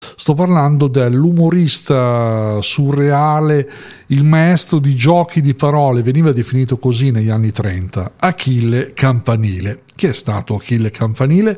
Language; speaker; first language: Italian; native; Italian